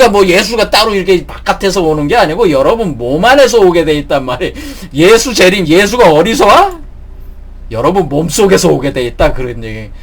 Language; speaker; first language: Korean; native; Korean